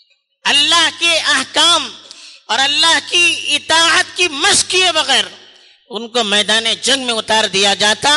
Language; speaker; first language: Urdu; native; Urdu